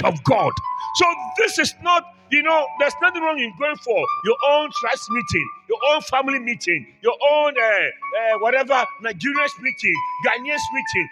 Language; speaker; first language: English; non-native, local second language; Akan